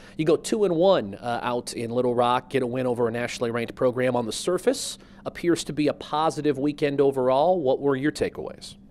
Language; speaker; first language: English; native; English